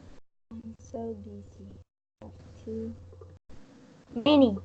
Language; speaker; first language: English; non-native, learner; Spanish